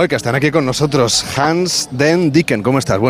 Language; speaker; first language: Spanish; native; Spanish